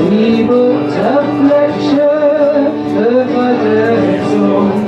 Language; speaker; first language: German; native; German